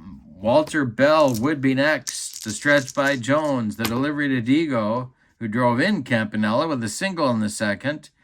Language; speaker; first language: English; native; English